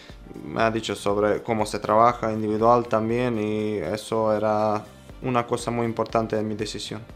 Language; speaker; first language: Spanish; non-native, fluent; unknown